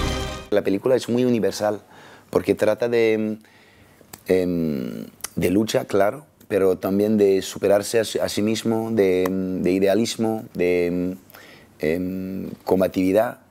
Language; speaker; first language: Spanish; non-native, fluent; French